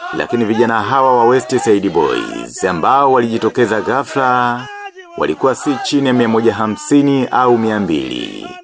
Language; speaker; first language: Swahili; native; Swahili